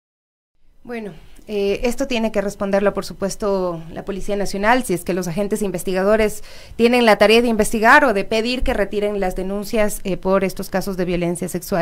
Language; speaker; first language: Spanish; native; Spanish